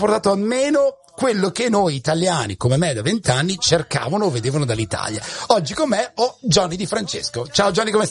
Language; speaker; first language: Italian; native; Italian